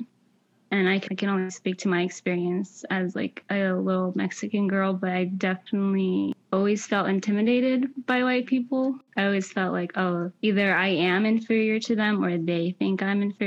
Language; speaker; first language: English; early bilingual, other home language; Spanish